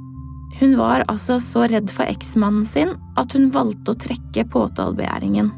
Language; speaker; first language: Norwegian; native; Norwegian